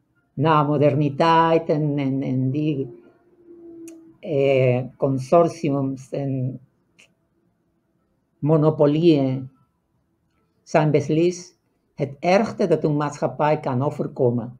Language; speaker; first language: Dutch; non-native, fluent; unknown